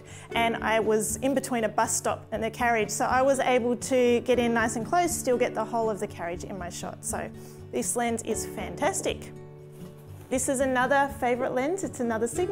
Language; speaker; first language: English; native; English